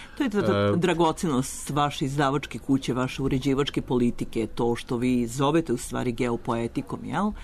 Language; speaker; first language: Serbian; native; Serbian